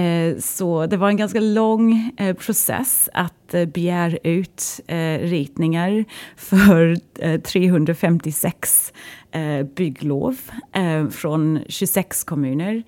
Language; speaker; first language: Swedish; non-native, fluent; English